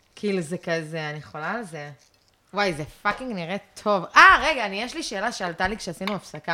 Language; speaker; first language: Hebrew; early bilingual, other home language; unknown